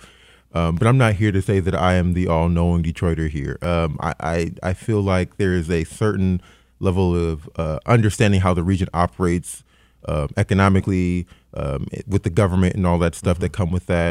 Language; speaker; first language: English; native; English